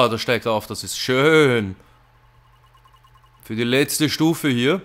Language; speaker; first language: German; native; German